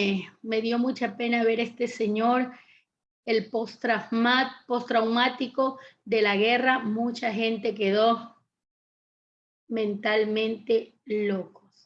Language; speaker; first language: Spanish; native; Spanish